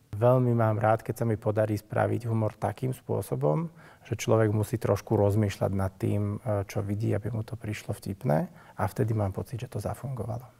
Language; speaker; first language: Slovak; native; Slovak